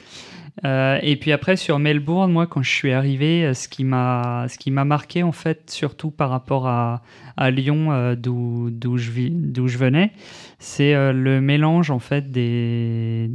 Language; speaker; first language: French; native; French